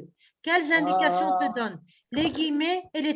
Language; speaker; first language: French; native; French